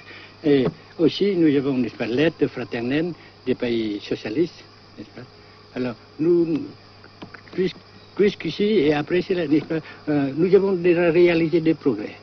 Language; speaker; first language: French; non-native, local second language; Vietnamese